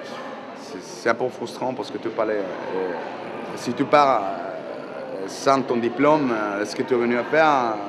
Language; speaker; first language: French; non-native, fluent; Spanish